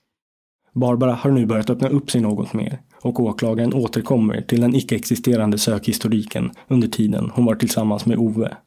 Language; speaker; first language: Swedish; native; Swedish